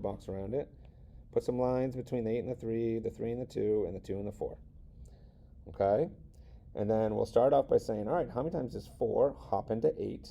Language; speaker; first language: English; native; English